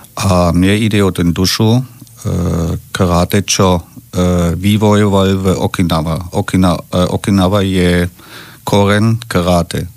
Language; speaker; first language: Slovak; non-native, learner; German